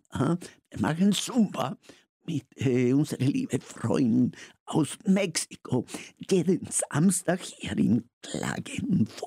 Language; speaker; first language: German; non-native, learner; Spanish